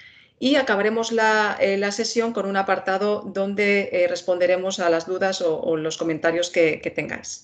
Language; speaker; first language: Spanish; native; Spanish